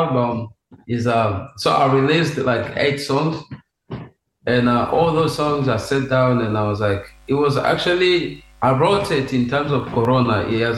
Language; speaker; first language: English; non-native, fluent; Swahili